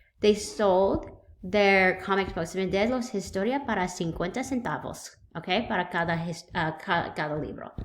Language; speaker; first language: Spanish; non-native, learner; English